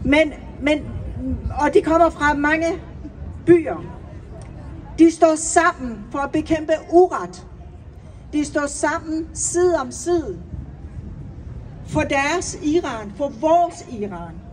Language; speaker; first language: Danish; non-native, fluent; Persian